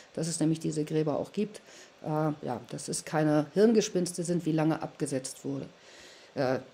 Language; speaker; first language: German; native; German